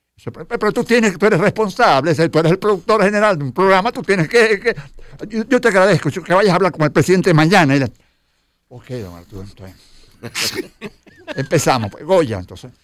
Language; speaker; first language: Spanish; native; Spanish